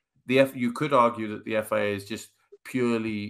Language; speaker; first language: English; native; English